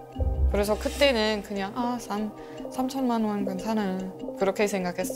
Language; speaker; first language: Korean; non-native, learner; English